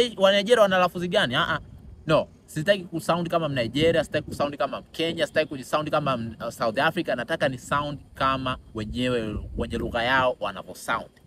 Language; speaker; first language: Swahili; native; Swahili